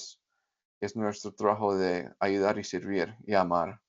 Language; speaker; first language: Spanish; non-native, fluent; English